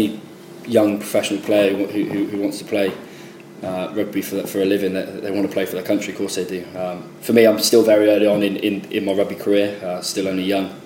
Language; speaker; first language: English; native; English